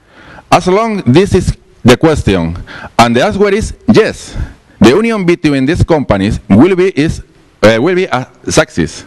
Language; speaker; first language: English; non-native, learner; Spanish